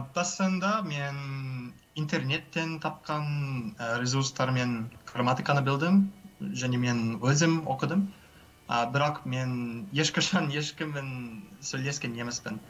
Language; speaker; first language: Kazakh; non-native, learner; English